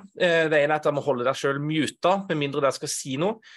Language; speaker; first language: Norwegian; native; Norwegian